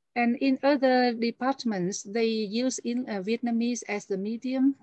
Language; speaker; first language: English; non-native, fluent; Vietnamese